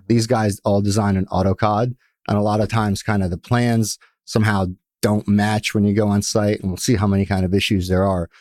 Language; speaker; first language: English; early bilingual, other home language; Russian